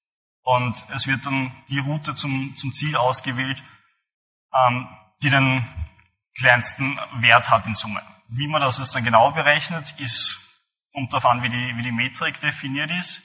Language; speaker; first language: German; native; German